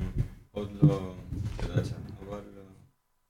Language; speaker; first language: Hebrew; non-native, learner; Russian